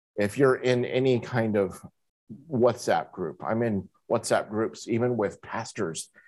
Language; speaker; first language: English; native; English